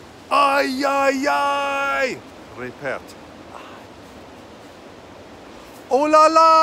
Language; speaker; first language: French; non-native, fluent; English